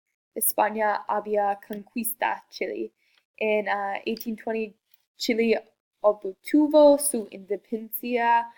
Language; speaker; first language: Spanish; non-native, learner; English